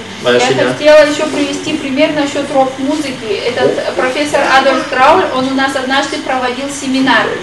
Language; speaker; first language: Russian; native; Russian